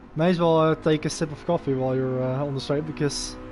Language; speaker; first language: English; non-native, fluent; Dutch